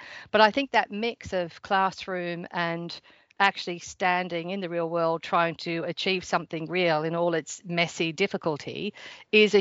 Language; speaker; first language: English; native; English